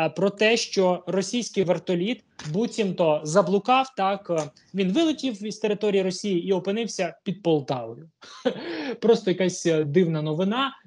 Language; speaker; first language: Ukrainian; native; Ukrainian